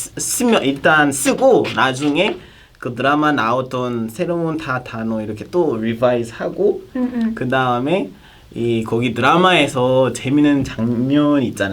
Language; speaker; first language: Korean; non-native, fluent; Kinyarwanda